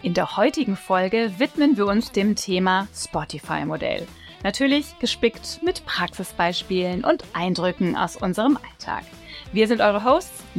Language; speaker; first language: German; native; German